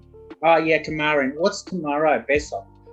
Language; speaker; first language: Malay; non-native, learner; English